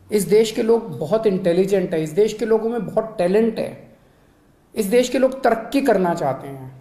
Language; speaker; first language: Hindi; native; Hindi